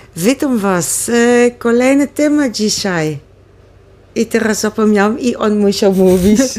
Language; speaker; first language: Polish; non-native, learner; Dutch